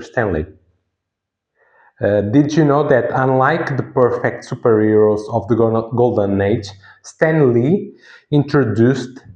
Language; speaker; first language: English; non-native, fluent; Portuguese